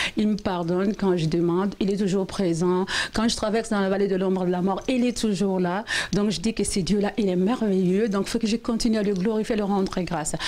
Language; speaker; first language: French; non-native, local second language; Lingala